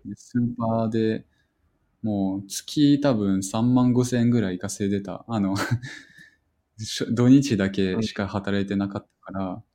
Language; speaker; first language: Japanese; non-native, fluent; French